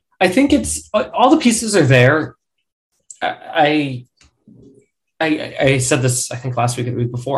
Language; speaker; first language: English; native; English